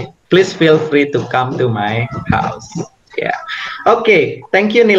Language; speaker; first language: English; non-native, fluent; Indonesian